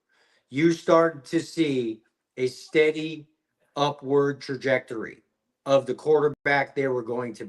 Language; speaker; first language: English; native; English